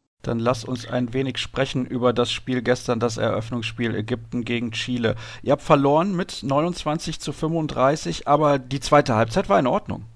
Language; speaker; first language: German; native; German